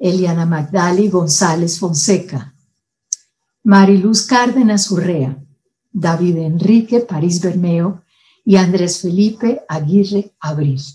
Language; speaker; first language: Spanish; native; Spanish